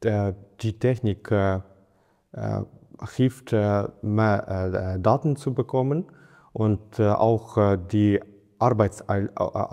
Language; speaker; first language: German; non-native, fluent; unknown